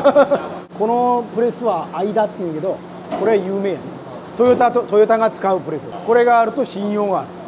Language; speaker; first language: Japanese; non-native, local second language; Chinese